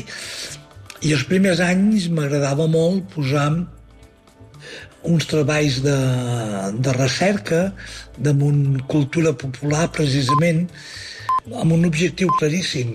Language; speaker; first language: Catalan; native; Catalan